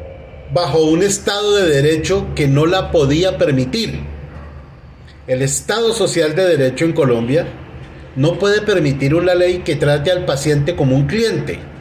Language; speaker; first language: Spanish; native; Spanish